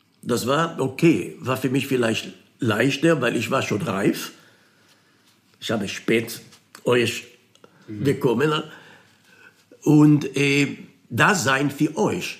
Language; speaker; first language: German; non-native, fluent; Hebrew